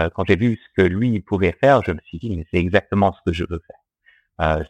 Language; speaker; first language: French; early bilingual, heritage; English